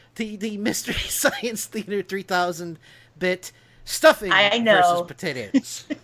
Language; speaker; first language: English; early bilingual, other home language; Italian